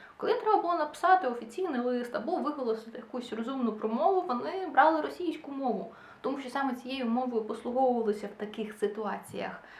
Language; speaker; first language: Ukrainian; non-native, local second language; Russian